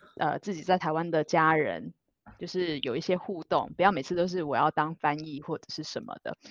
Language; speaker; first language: Chinese; native; Chinese